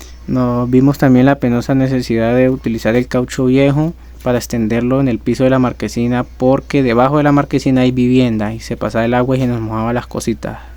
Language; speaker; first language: Spanish; native; Spanish